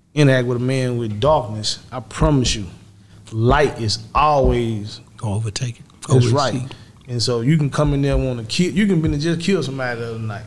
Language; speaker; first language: English; native; English